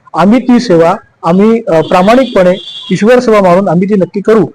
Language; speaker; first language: Marathi; native; Marathi